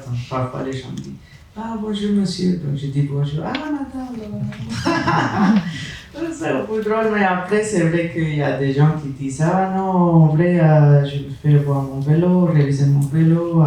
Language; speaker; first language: French; non-native, fluent; Spanish